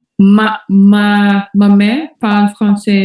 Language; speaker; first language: French; non-native, learner; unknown